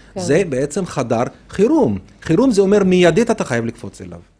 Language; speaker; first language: Hebrew; non-native, local second language; Arabic